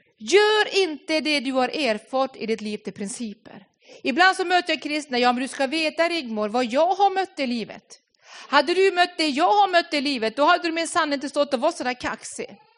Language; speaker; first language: Swedish; non-native, fluent; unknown